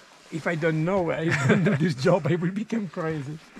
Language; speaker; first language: English; non-native, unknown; Italian